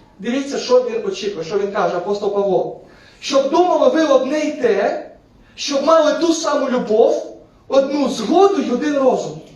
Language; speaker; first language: Ukrainian; non-native, local second language; Russian